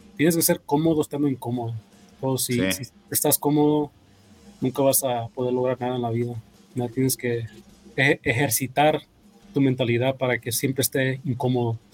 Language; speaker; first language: Spanish; early bilingual, heritage; Spanish